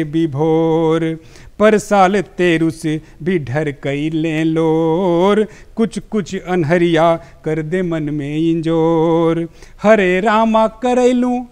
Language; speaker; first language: Hindi; native; Hindi